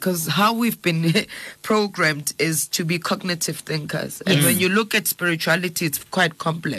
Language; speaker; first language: English; non-native, local second language; Zulu